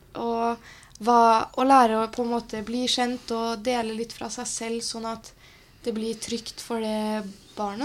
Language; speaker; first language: Norwegian; native; Norwegian